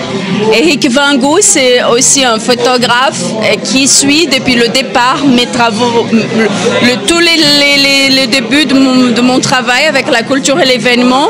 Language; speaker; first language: French; non-native, fluent; Portuguese